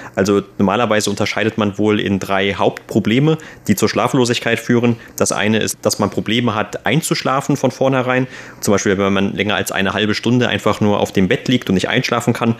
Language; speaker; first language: German; native; German